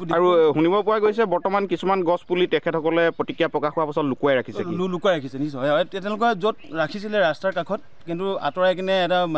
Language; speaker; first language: Assamese; native; Assamese